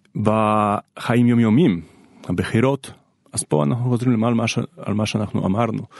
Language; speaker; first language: Hebrew; non-native, fluent; Polish